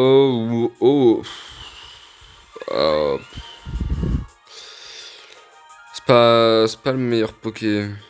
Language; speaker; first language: French; native; French